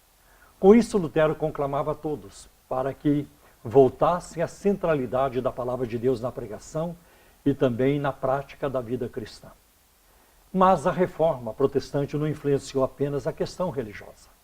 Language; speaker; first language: Portuguese; native; Portuguese